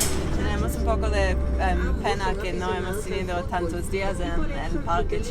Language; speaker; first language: Spanish; non-native, learner; English